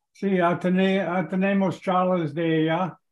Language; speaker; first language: Spanish; non-native, learner; English